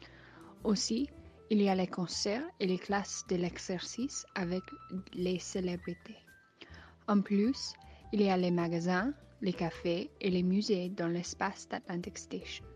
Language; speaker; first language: French; non-native, learner; English